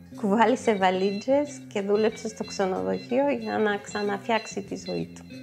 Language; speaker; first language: Greek; non-native, fluent; Amharic